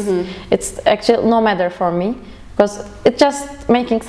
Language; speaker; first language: English; non-native, learner; Turkish